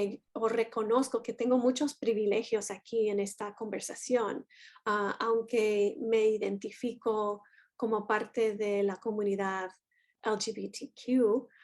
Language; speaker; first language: Spanish; non-native, fluent; English